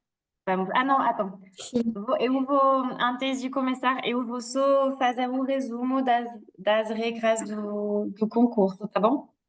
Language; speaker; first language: Portuguese; non-native, fluent; French